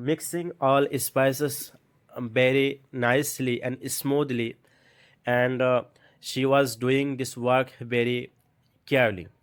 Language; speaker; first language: English; non-native, learner; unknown